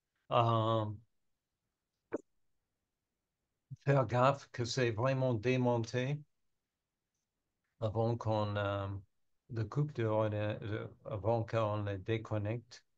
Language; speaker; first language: French; non-native, learner; English